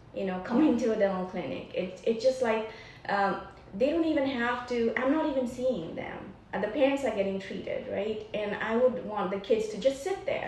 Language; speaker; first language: English; non-native, local second language; Nepali